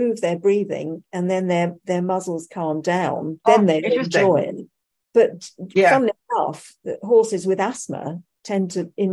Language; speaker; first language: English; native; English